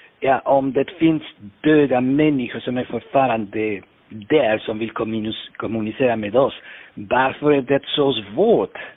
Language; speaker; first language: Swedish; non-native, fluent; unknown